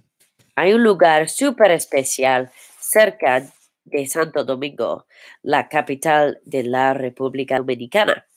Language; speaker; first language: Spanish; non-native, learner; English